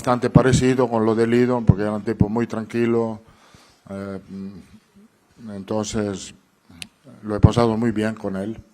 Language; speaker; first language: Spanish; non-native, fluent; Italian